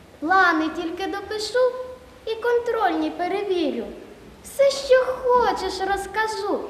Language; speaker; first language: Ukrainian; native; Ukrainian